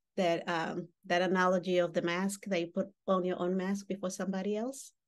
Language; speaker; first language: English; non-native, local second language; Kinyarwanda